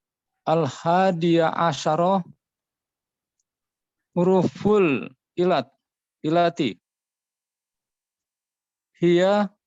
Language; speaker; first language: Arabic; non-native, learner; Indonesian